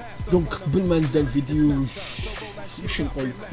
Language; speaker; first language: French; non-native, local second language; Arabic